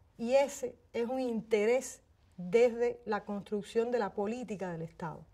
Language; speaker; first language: Spanish; native; Spanish